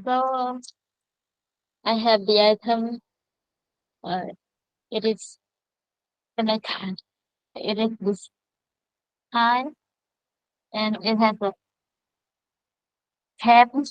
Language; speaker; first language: English; non-native, learner; Khmer